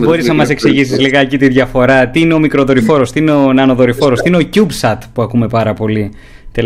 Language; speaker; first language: Greek; native; Greek